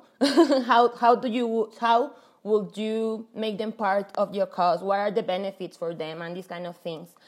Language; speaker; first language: English; non-native, fluent; Spanish